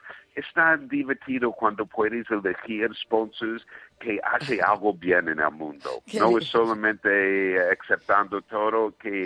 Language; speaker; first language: Spanish; non-native, fluent; English